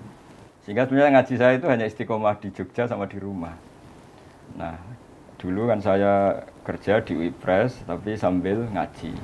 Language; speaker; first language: Indonesian; native; Indonesian